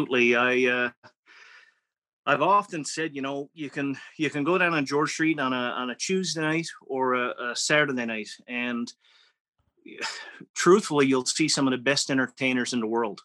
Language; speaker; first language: English; native; English